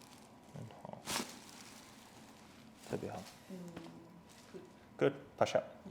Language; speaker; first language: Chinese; non-native, learner; English